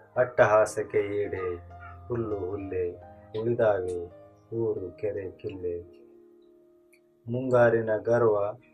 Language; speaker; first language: Kannada; native; Kannada